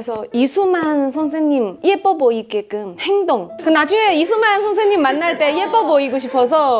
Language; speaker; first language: Korean; non-native, fluent; Chinese